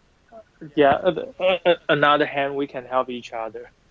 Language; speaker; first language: English; non-native, learner; Chinese